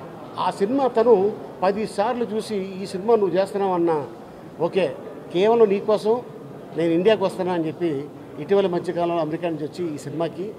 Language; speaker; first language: Telugu; native; Telugu